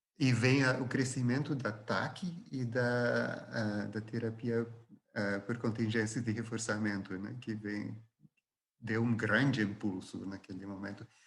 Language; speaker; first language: Portuguese; non-native, fluent; Dutch